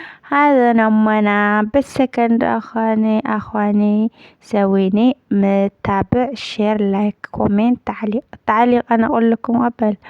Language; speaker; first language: Arabic; non-native, learner; Amharic